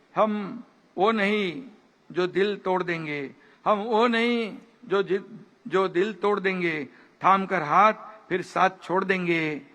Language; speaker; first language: Hindi; non-native, local second language; Marathi